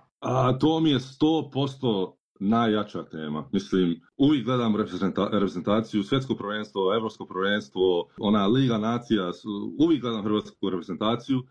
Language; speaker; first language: Serbian; early bilingual, heritage; Croatian